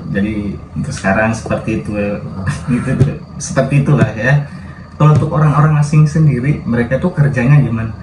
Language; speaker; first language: Indonesian; native; Indonesian